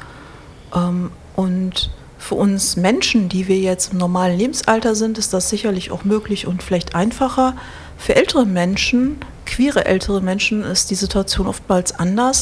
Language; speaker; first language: German; native; German